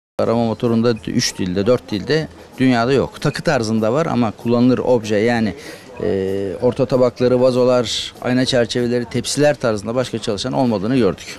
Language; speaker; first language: Turkish; native; Turkish